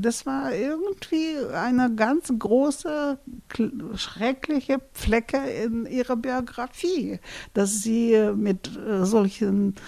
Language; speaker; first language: German; non-native, fluent; Russian